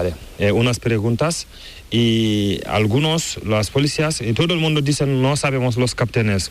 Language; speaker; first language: Spanish; non-native, learner; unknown